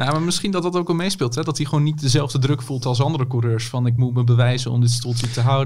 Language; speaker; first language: Dutch; native; Dutch